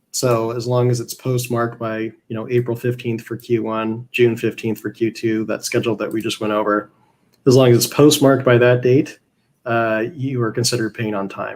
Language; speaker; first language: English; native; English